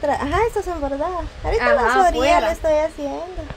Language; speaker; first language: Spanish; native; Spanish